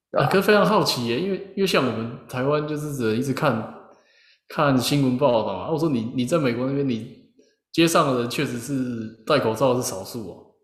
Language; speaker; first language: Chinese; native; Chinese